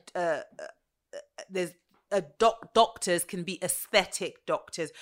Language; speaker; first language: English; early bilingual, other home language; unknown